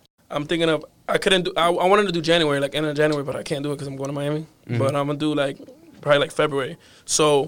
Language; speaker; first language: English; native; English